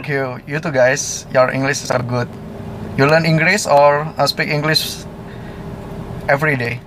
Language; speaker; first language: English; non-native, learner; Indonesian